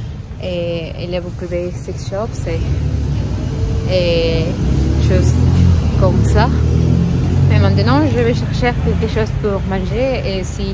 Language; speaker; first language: French; non-native, learner; Spanish